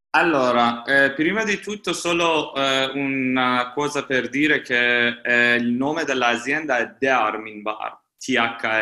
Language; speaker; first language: Italian; non-native, fluent; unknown